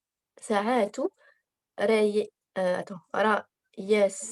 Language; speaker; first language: Arabic; non-native, learner; French